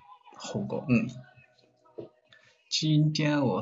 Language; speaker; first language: Chinese; non-native, learner; Japanese